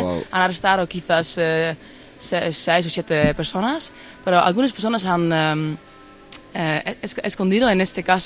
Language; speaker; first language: Spanish; non-native, fluent; Dutch